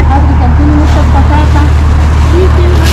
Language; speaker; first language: Spanish; non-native, learner; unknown